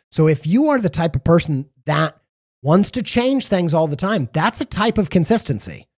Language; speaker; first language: English; native; English